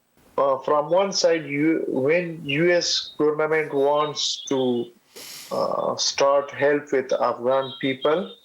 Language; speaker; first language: English; non-native, learner; Pashto